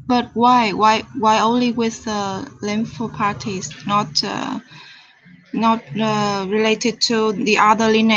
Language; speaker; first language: English; non-native, fluent; Vietnamese